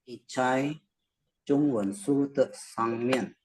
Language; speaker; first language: Chinese; non-native, learner; Indonesian